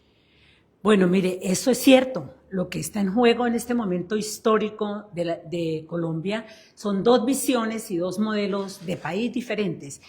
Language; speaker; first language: Spanish; native; Spanish